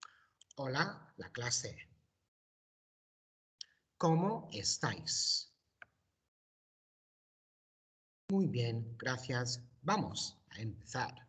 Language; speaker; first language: Spanish; non-native, learner; English